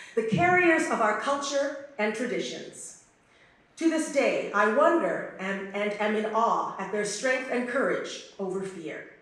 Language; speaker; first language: English; native; English